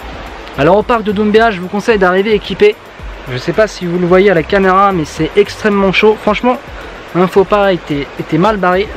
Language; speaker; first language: French; native; French